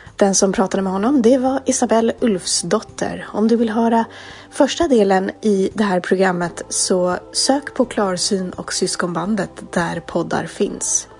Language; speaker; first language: Swedish; native; Swedish